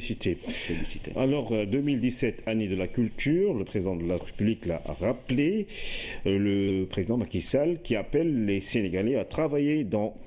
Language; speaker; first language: French; non-native, local second language; Wolof